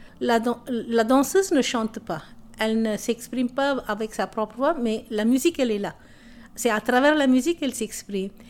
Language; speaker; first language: French; non-native, local second language; Tamil